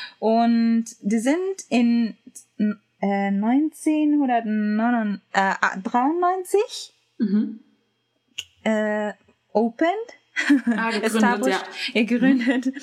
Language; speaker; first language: German; non-native, learner; Japanese